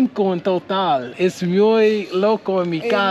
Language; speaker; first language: Spanish; non-native, learner; English